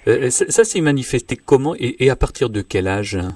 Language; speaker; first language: French; native; French